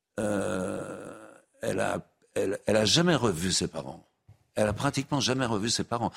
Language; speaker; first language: French; native; French